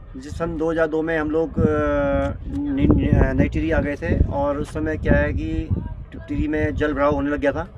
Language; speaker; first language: Hindi; native; Hindi